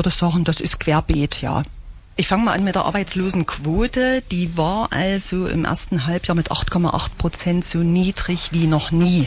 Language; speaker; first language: German; native; German